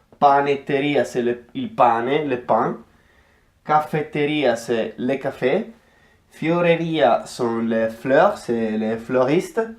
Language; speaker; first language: French; non-native, fluent; Italian